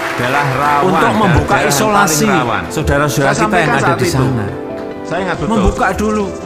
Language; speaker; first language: Indonesian; native; Indonesian